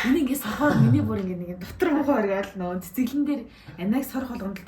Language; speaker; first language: Mongolian; native; Mongolian